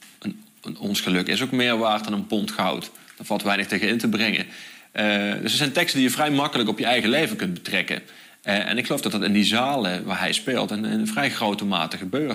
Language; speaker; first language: Dutch; native; Dutch